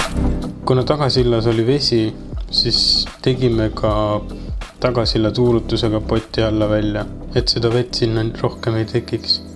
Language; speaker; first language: Estonian; native; Estonian